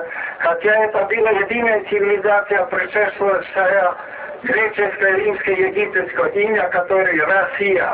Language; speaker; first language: Russian; non-native, fluent; Serbian